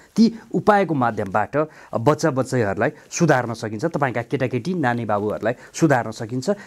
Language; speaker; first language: Nepali; native; Nepali